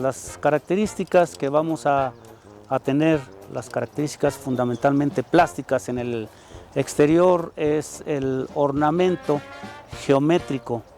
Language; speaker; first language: Spanish; native; Spanish